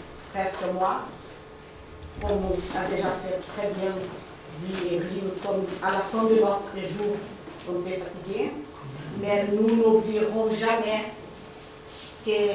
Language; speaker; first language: French; non-native, fluent; Portuguese